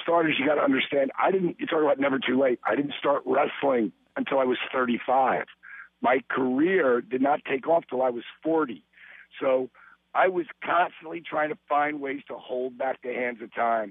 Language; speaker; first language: English; native; English